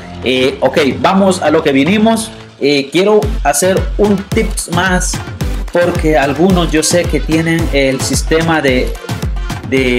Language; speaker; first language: Spanish; native; Spanish